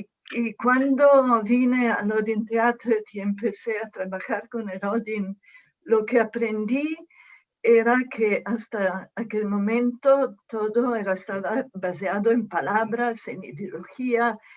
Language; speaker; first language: Spanish; non-native, fluent; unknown